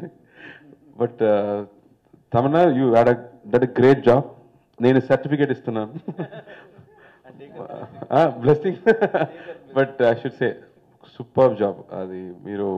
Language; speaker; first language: Telugu; non-native, learner; Tamil